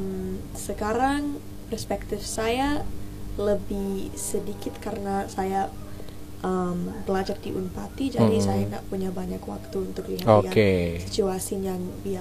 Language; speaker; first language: Indonesian; early bilingual, heritage; English